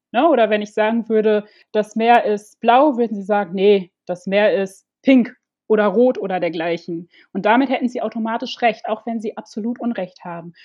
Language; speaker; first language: German; early bilingual, other home language; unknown